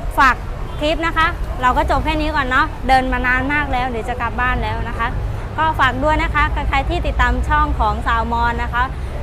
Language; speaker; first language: Thai; non-native, fluent; Mon